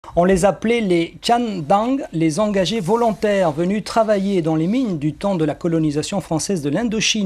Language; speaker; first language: French; native; French